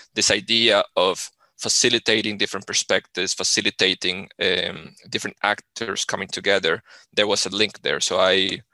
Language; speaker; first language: English; non-native, fluent; Spanish